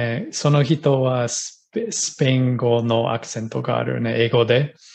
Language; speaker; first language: Japanese; non-native, learner; English